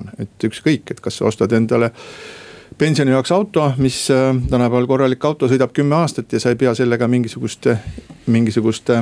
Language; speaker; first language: Estonian; native; Estonian